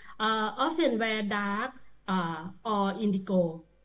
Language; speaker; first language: English; non-native, learner; Thai